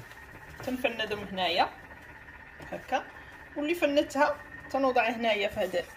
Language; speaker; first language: Arabic; native; Arabic